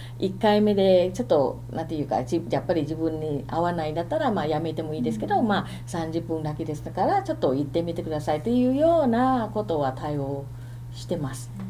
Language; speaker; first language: Japanese; non-native, fluent; Thai